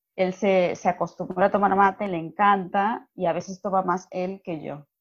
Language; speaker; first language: Spanish; native; Spanish